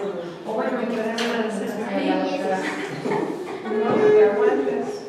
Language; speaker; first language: Spanish; native; Spanish